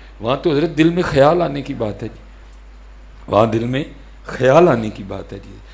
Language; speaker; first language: Urdu; non-native, local second language; Punjabi